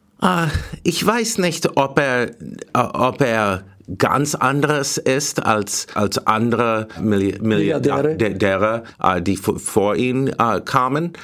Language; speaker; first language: German; non-native, learner; English